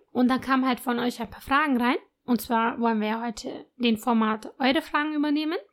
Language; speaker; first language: German; early bilingual, other home language; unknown